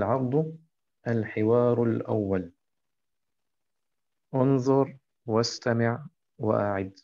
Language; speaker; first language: Arabic; non-native, fluent; German